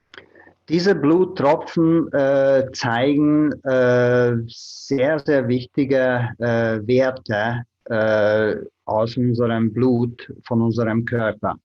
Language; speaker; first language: German; non-native, fluent; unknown